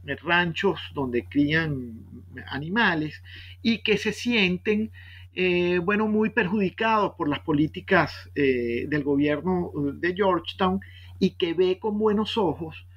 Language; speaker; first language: Spanish; native; Spanish